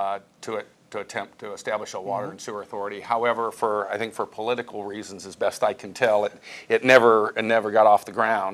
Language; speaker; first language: English; native; English